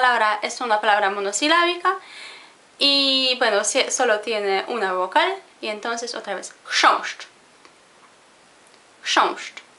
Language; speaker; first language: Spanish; non-native, fluent; Polish